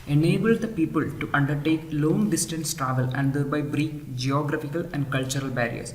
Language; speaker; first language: English; non-native, local second language; Malayalam